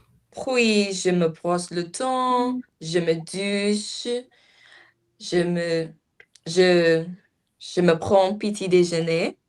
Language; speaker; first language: French; non-native, learner; English